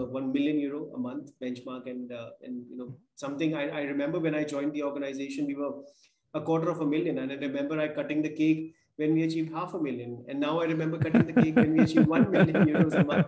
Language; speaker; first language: English; non-native, local second language; Punjabi